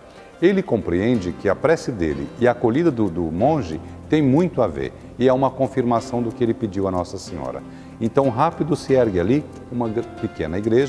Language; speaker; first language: Portuguese; native; Portuguese